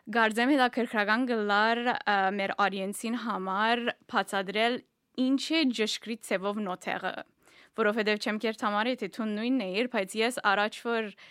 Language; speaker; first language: Armenian; early bilingual, heritage; Armenian